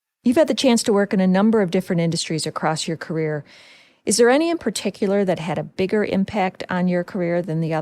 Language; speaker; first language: English; native; English